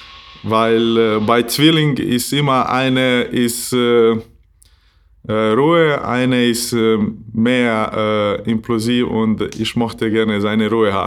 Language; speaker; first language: German; non-native, learner; Bosnian